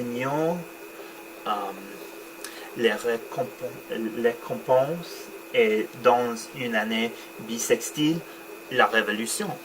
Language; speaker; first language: French; non-native, learner; English